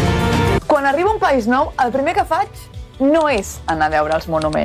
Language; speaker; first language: Catalan; native; Catalan